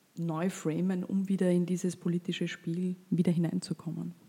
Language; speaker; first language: German; native; German